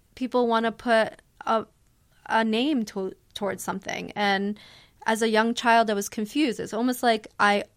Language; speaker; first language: English; native; English